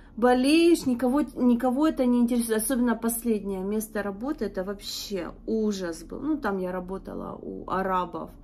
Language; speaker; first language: Russian; native; Russian